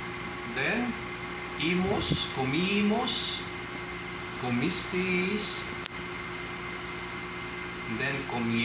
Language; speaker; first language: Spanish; non-native, fluent; Filipino